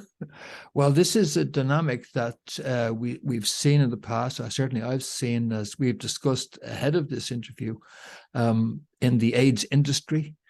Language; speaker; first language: English; native; English